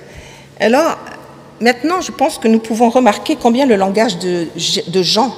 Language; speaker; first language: French; native; French